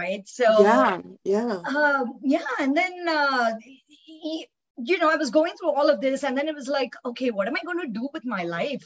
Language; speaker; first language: English; non-native, local second language; Telugu